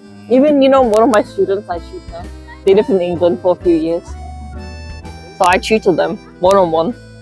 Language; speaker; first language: English; native; English